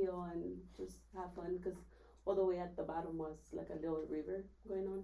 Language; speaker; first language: English; non-native, fluent; Spanish